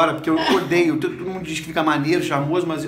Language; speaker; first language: Portuguese; native; Portuguese